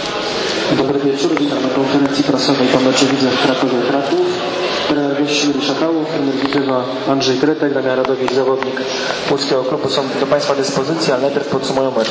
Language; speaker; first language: Polish; native; Polish